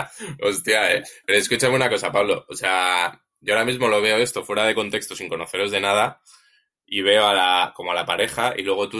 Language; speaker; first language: Spanish; native; Spanish